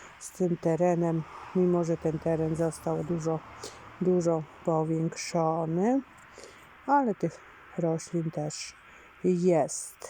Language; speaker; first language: Polish; native; Polish